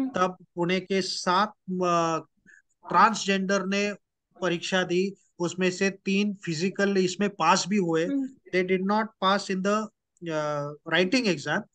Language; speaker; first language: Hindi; non-native, local second language; Marathi